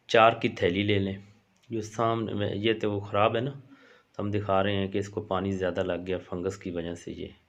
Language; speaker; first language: Hindi; non-native, local second language; Punjabi